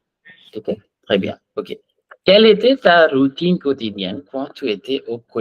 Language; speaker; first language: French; non-native, fluent; Hindi